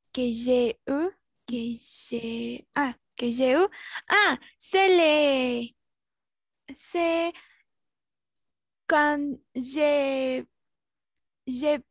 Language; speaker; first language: French; non-native, learner; Spanish